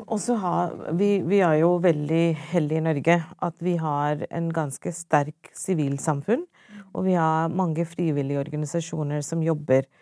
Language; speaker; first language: Norwegian; non-native, fluent; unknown